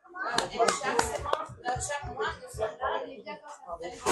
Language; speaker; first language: French; non-native, learner; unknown